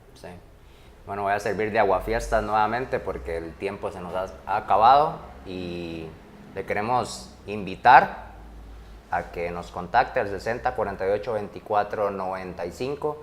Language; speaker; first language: Spanish; native; Spanish